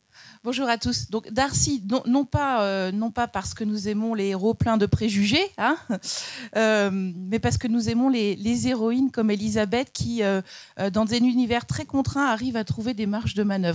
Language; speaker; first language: French; native; French